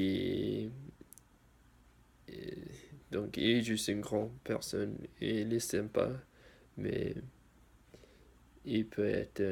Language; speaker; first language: French; non-native, learner; English